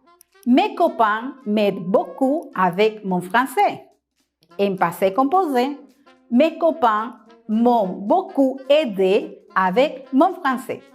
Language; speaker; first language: French; non-native, fluent; Spanish